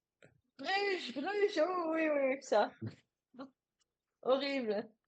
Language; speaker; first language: French; non-native, learner; Dutch